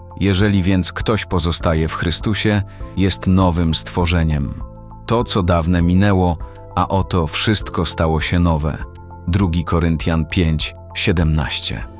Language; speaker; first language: Polish; native; Polish